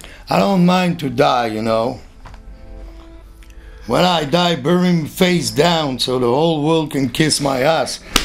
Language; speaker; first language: English; non-native, learner; French